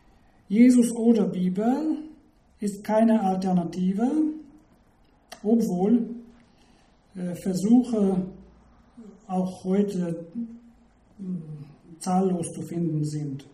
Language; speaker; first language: German; non-native, fluent; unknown